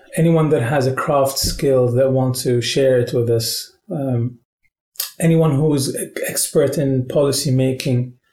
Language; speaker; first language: English; non-native, fluent; Arabic